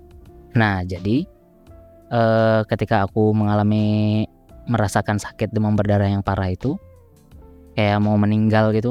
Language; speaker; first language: Indonesian; native; Indonesian